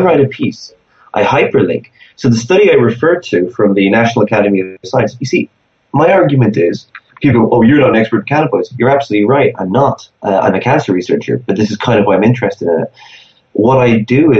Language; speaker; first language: English; native; English